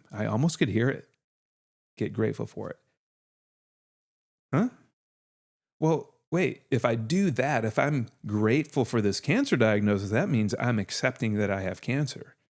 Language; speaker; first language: English; native; English